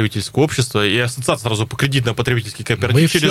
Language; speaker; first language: Russian; native; Russian